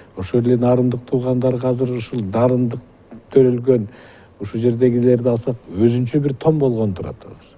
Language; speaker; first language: Kyrgyz; native; Kyrgyz